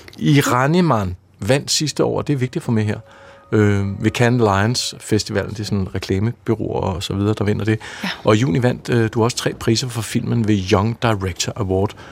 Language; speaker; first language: Danish; native; Danish